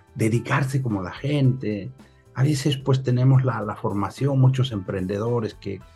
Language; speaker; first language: Spanish; native; Spanish